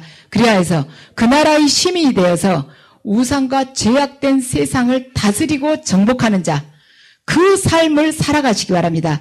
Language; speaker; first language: Korean; native; Korean